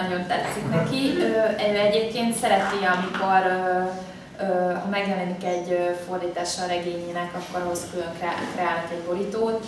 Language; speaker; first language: Hungarian; native; Hungarian